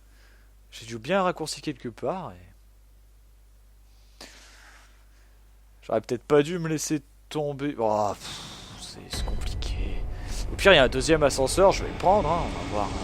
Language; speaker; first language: French; native; French